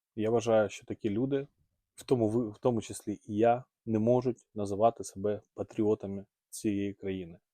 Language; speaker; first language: Ukrainian; non-native, local second language; Russian